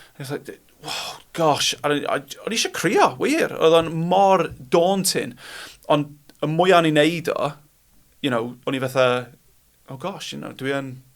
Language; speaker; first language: Welsh; non-native, local second language; English